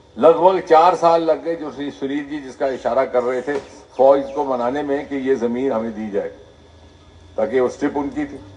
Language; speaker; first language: Hindi; non-native, local second language; Dogri